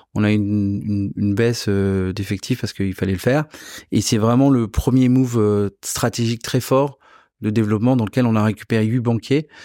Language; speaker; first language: French; native; French